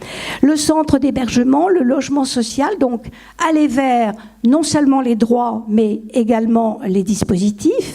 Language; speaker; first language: French; native; French